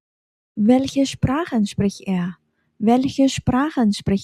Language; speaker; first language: German; non-native, fluent; Indonesian